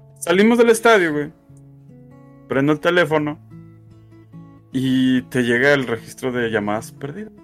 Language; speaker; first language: Spanish; native; Spanish